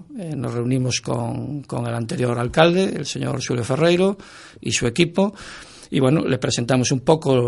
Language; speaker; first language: Spanish; native; Spanish